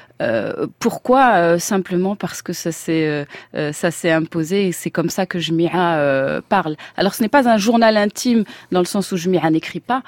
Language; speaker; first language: French; non-native, local second language; Arabic